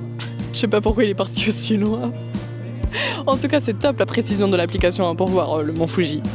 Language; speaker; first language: French; native; French